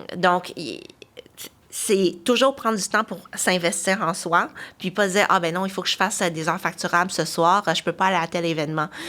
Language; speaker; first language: French; early bilingual, other home language; Chinese